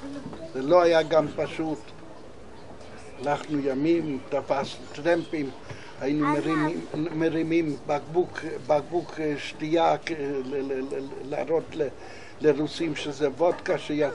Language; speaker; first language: Hebrew; non-native, fluent; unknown